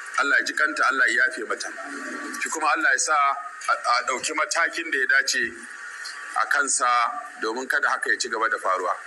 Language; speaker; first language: Hausa; native; Hausa